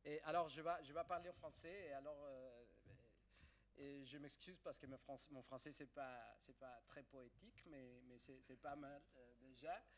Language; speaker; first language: French; non-native, fluent; Spanish